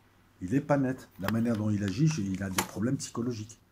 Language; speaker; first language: French; native; French